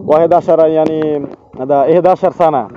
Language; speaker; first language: Arabic; non-native, learner; Bangla